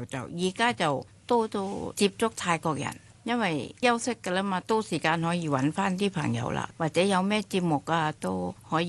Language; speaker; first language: Cantonese; non-native, fluent; Thai